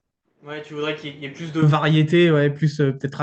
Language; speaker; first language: French; native; French